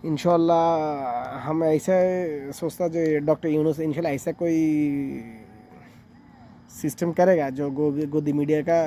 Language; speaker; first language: Hindi; non-native, learner; Bangla